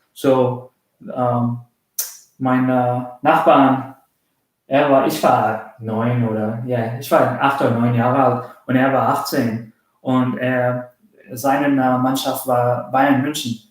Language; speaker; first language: German; early bilingual, heritage; German